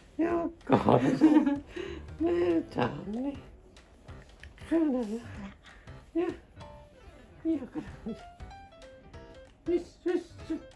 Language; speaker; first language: Indonesian; native; Indonesian